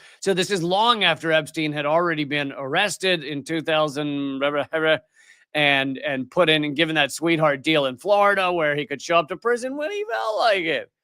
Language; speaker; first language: English; native; English